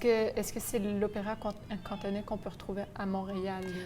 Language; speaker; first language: French; native; French